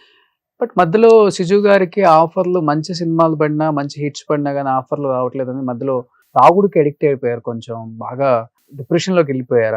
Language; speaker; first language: Telugu; native; Telugu